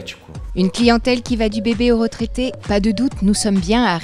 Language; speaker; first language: French; native; French